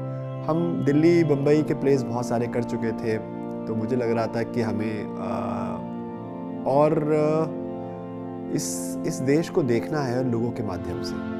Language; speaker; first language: Hindi; native; Hindi